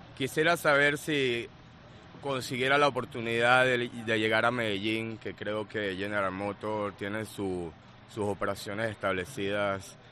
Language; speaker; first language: Spanish; native; Spanish